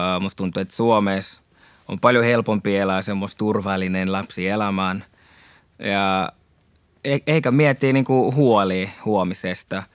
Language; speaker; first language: Finnish; early bilingual, other home language; Portuguese